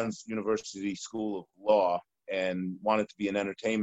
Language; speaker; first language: English; native; English